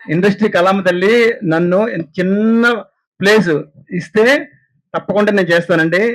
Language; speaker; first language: Telugu; native; Telugu